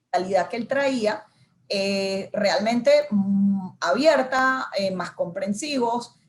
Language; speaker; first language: Spanish; native; Spanish